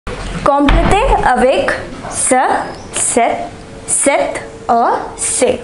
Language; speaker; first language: French; non-native, fluent; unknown